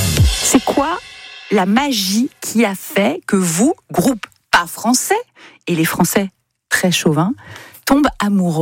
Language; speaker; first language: French; native; French